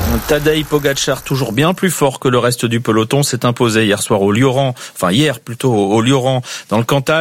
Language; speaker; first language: French; native; French